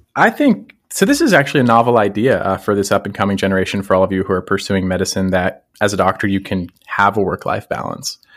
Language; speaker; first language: English; native; English